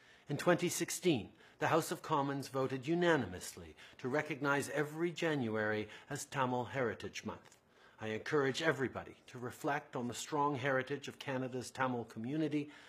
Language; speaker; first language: English; native; English